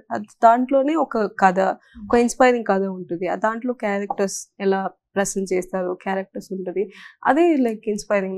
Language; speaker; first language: Telugu; non-native, learner; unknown